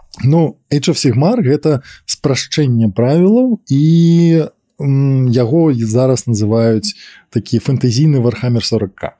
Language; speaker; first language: Belarusian; non-native, local second language; Russian